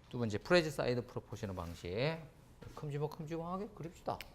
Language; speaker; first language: Korean; native; Korean